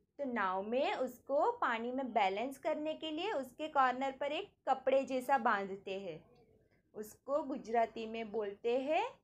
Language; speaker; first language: Hindi; non-native, local second language; Gujarati